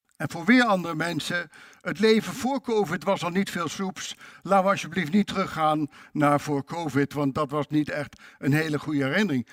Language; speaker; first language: Dutch; native; Dutch